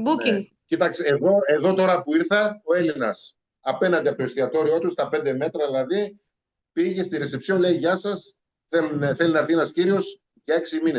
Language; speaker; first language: Greek; native; Greek